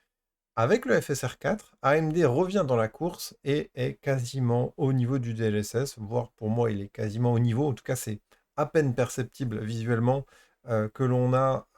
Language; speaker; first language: French; native; French